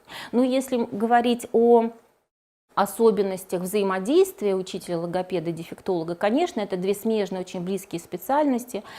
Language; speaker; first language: Russian; native; Russian